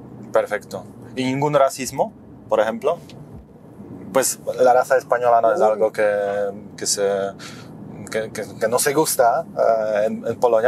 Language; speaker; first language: Spanish; non-native, fluent; Polish